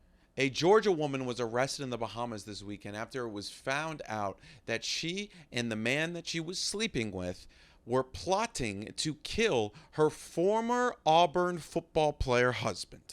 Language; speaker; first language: English; native; English